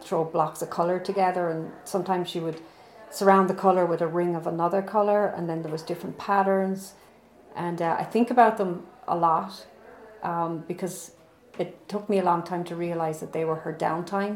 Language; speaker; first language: English; native; English